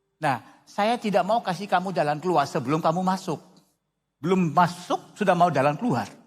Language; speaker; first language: Indonesian; non-native, fluent; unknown